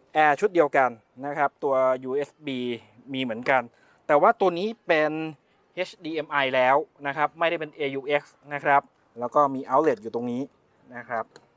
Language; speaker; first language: Thai; native; Thai